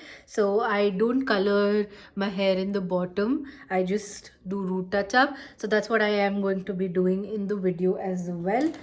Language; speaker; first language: English; non-native, local second language; Hindi